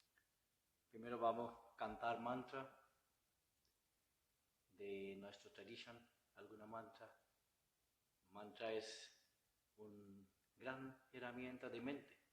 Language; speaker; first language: Spanish; non-native, learner; Bangla